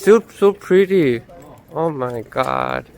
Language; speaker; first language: English; non-native, fluent; Korean